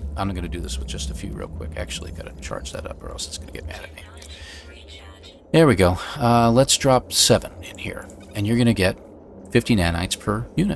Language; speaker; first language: English; native; English